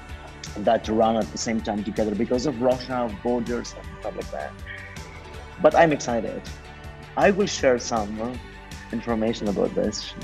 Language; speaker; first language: English; non-native, fluent; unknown